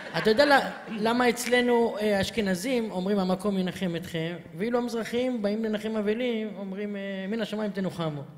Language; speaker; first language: Hebrew; native; Hebrew